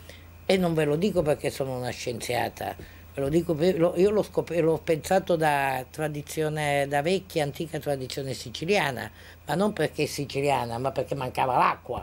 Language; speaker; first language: Italian; native; Italian